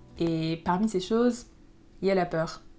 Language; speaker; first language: French; native; French